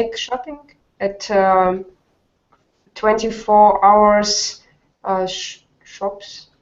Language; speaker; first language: English; non-native, learner; Russian